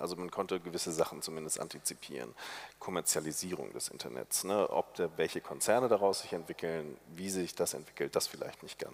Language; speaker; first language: German; native; German